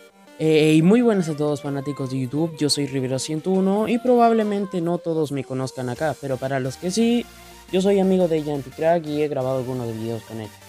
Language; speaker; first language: Spanish; native; Spanish